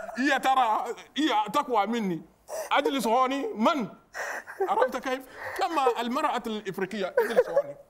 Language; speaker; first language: Arabic; non-native, fluent; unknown